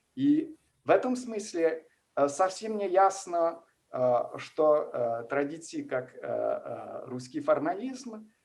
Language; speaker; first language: Russian; non-native, fluent; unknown